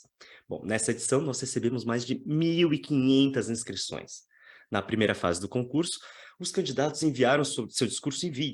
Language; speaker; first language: Portuguese; native; Portuguese